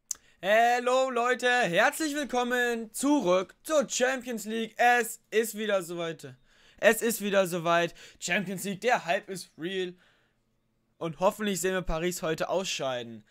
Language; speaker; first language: German; native; German